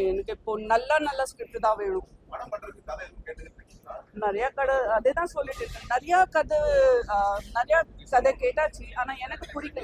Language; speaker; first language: Tamil; non-native, local second language; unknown